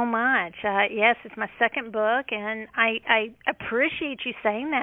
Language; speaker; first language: English; native; English